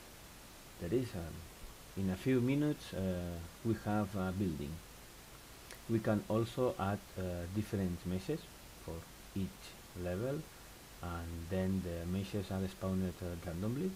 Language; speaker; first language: English; non-native, fluent; Spanish